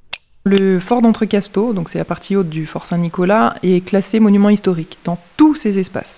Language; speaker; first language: French; native; French